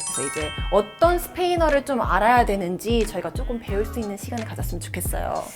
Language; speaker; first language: Korean; native; Korean